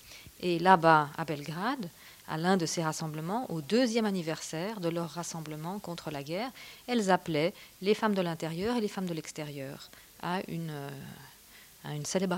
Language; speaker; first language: French; native; French